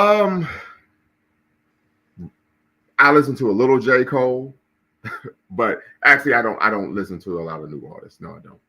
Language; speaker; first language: English; native; English